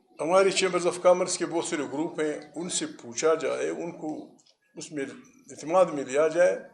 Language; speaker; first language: Urdu; non-native, local second language; Pashto